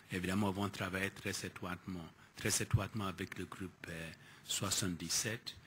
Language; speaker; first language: French; non-native, fluent; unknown